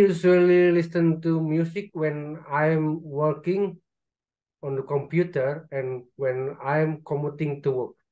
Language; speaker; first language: English; non-native, learner; Indonesian